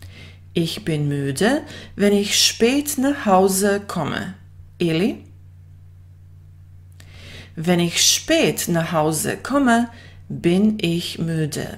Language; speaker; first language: German; non-native, fluent; Bosnian